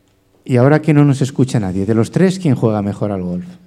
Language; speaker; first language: Spanish; native; Spanish